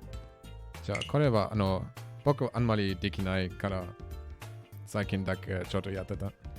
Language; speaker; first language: Japanese; non-native, learner; German